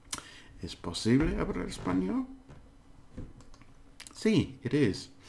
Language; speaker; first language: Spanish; non-native, learner; English